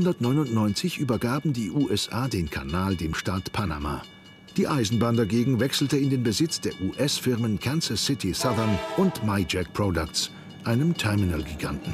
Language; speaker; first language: German; native; German